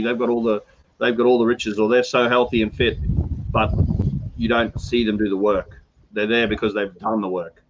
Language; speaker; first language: English; native; English